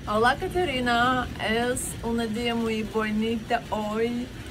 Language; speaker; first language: Spanish; non-native, learner; Russian